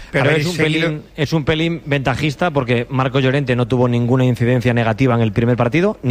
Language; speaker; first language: Spanish; native; Spanish